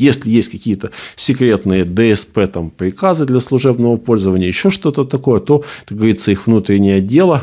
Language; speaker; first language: Russian; native; Russian